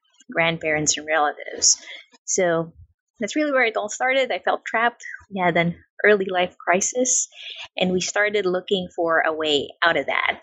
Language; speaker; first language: English; non-native, local second language; Filipino